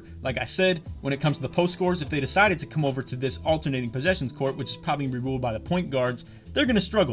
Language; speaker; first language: English; native; English